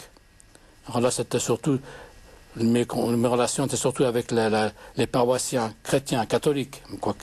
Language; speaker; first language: French; native; French